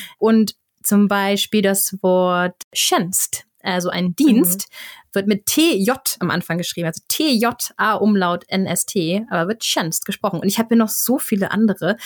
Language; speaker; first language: German; native; German